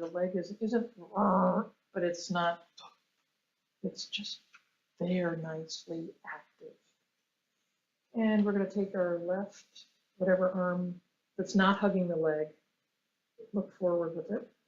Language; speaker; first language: English; native; English